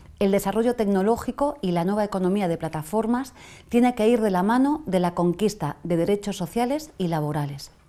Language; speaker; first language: Spanish; native; Spanish